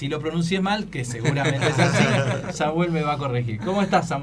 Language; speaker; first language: Spanish; native; Spanish